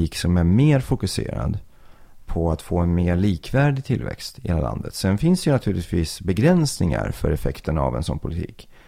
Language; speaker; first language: Swedish; early bilingual, other home language; Persian